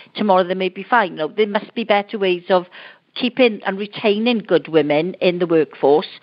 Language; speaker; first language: English; native; English